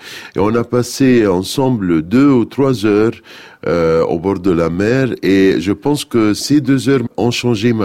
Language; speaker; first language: French; non-native, fluent; Arabic